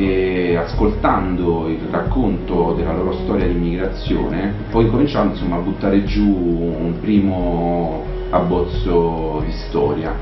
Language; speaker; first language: Italian; native; Italian